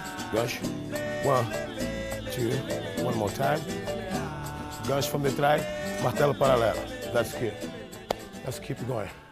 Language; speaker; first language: English; non-native, fluent; Portuguese